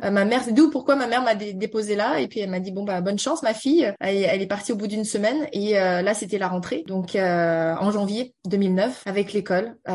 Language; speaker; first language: French; early bilingual, heritage; Chinese